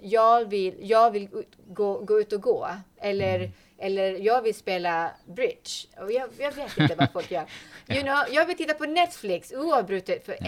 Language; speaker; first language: Swedish; non-native, fluent; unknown